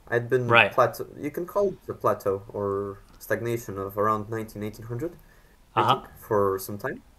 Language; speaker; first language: English; non-native, fluent; Macedonian